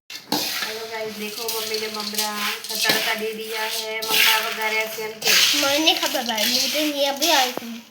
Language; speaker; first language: Hindi; non-native, local second language; Gujarati